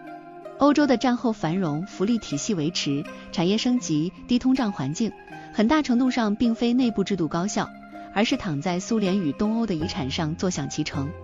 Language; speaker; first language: Chinese; native; Chinese